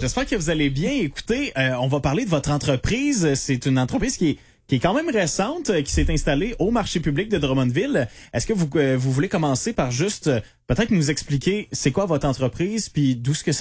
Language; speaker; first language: French; native; French